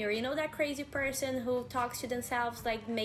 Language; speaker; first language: English; non-native, fluent; Portuguese